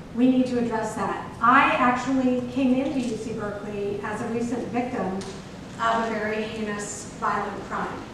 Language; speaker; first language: English; native; English